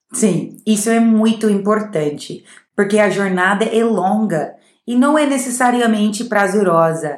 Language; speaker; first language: Portuguese; non-native, fluent; English